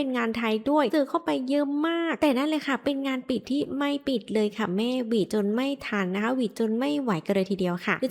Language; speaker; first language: Thai; native; Thai